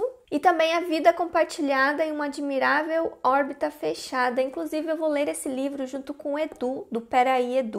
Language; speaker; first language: Portuguese; native; Portuguese